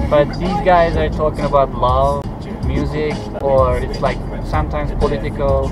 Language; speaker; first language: English; non-native, fluent; Turkish